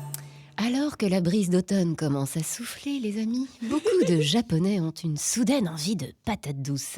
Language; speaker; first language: French; native; French